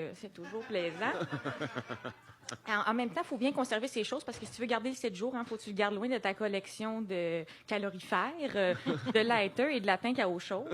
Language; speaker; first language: French; native; French